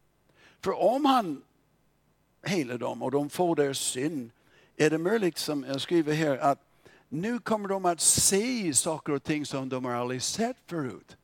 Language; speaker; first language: Swedish; non-native, fluent; English